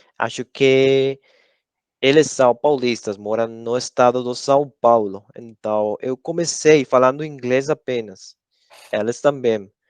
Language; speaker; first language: Portuguese; non-native, learner; Spanish